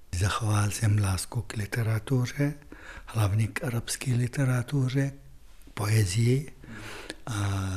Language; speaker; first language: Czech; non-native, fluent; Arabic